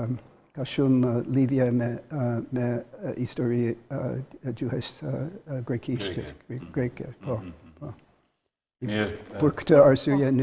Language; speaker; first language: Albanian; non-native, learner; English